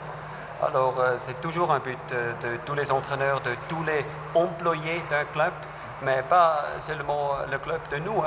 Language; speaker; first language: French; non-native, fluent; German